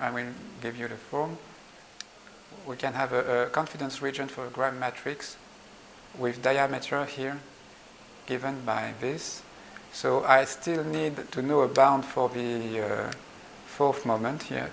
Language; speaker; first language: English; non-native, fluent; French